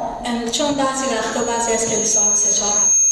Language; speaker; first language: Persian; native; Persian